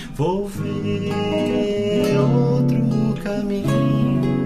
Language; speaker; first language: Portuguese; native; Portuguese